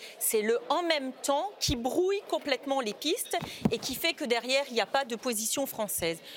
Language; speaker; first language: French; native; French